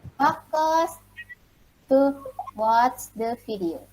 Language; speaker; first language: English; non-native, learner; Indonesian